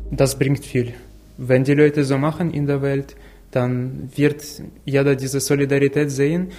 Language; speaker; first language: German; non-native, fluent; Ukrainian